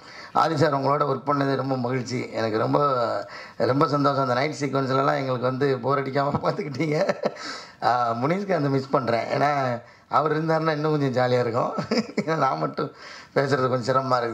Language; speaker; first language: Tamil; native; Tamil